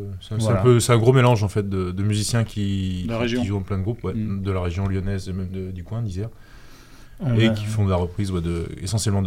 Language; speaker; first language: French; native; French